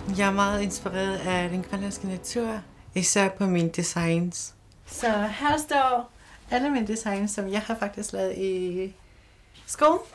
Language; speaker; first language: Danish; non-native, local second language; Kalaallisut